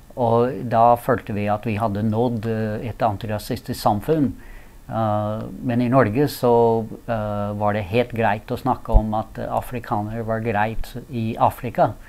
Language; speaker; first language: Norwegian; non-native, fluent; English